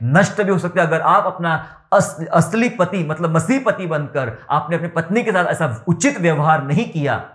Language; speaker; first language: Hindi; non-native, local second language; Marathi